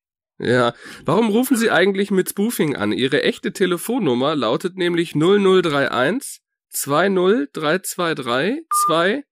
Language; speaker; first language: German; native; German